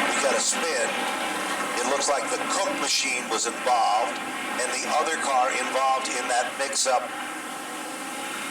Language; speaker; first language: English; native; English